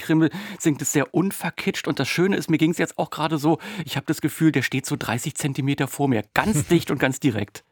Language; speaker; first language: German; native; German